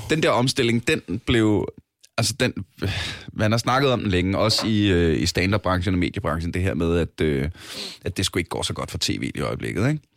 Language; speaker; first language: Danish; native; Danish